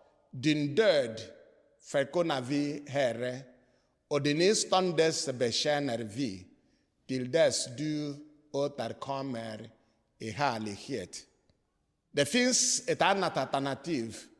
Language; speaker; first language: Swedish; non-native, fluent; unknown